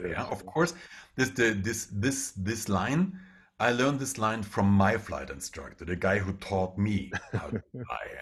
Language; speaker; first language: English; non-native, fluent; German